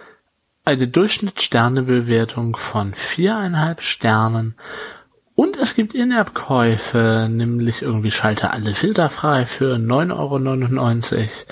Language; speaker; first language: German; native; German